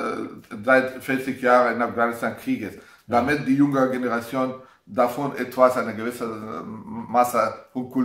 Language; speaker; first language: German; non-native, learner; Pashto